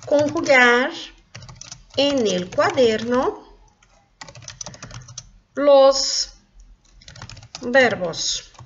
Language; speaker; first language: Spanish; non-native, local second language; Portuguese